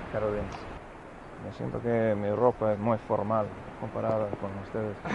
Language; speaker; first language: Spanish; non-native, fluent; English